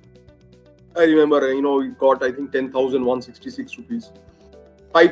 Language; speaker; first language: English; non-native, local second language; Bangla